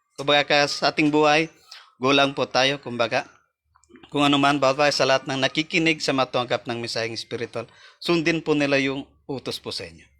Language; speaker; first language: Filipino; native; Filipino